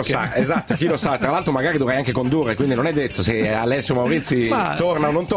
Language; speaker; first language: Italian; native; Italian